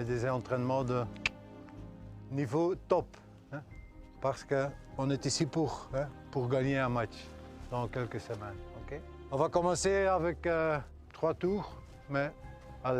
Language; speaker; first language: French; non-native, local second language; Dutch